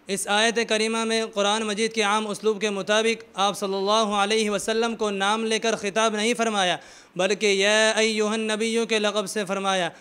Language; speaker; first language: Urdu; native; Urdu